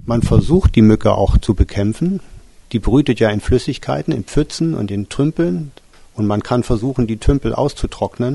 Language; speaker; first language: German; native; German